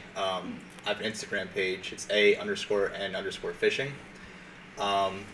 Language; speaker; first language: English; native; English